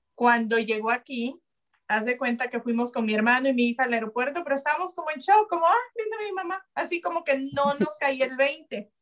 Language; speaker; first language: Spanish; native; Spanish